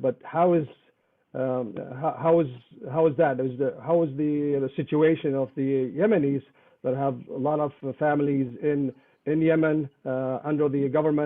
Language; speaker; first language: English; non-native, fluent; Arabic